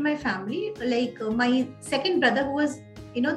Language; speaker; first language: English; non-native, local second language; Odia